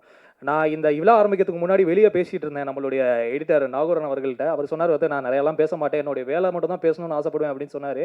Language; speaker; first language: Tamil; native; Tamil